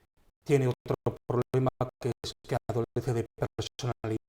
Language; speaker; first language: Spanish; native; Spanish